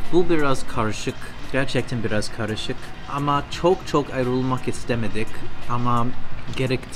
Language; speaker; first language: Turkish; non-native, learner; English